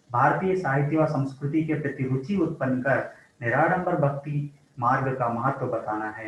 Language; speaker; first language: Hindi; non-native, local second language; Telugu